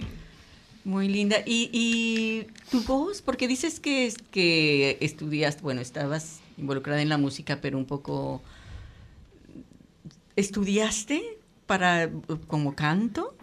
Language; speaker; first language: Spanish; native; Spanish